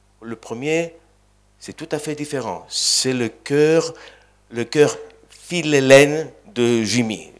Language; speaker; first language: French; non-native, fluent; Greek